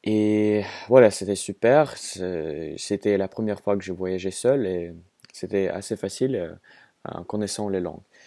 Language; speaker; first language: French; non-native, fluent; Russian